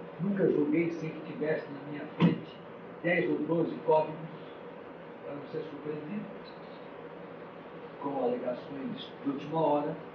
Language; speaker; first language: Portuguese; native; Portuguese